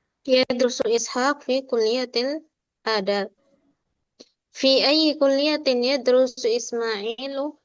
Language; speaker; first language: Arabic; non-native, fluent; Indonesian